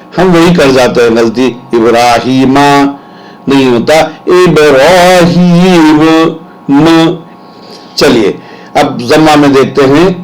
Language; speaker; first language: Urdu; native; Urdu